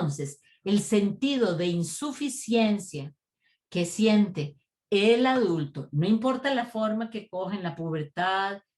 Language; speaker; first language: Spanish; native; Spanish